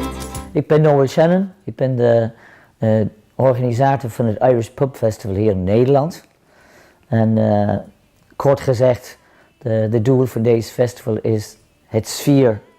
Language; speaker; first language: Dutch; non-native, fluent; English